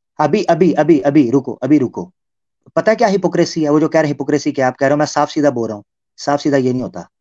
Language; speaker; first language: Hindi; native; Hindi